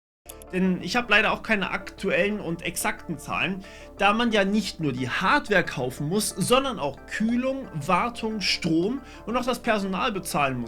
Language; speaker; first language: German; native; German